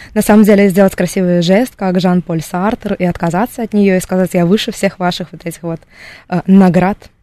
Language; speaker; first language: Russian; native; Russian